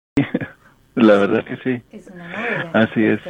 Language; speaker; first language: Spanish; non-native, local second language; English